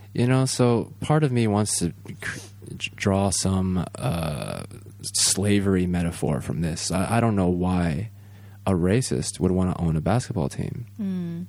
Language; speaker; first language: English; native; English